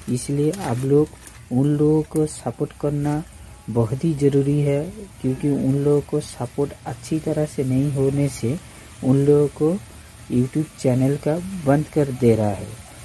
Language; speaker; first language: Hindi; non-native, local second language; Bangla